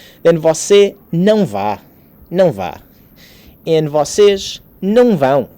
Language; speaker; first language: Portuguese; non-native, fluent; English